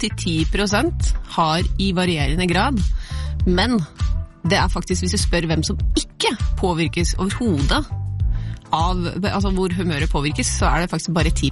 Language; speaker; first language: Norwegian; native; Norwegian